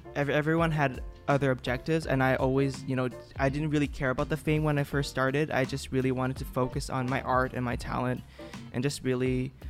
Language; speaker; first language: English; non-native, fluent; Vietnamese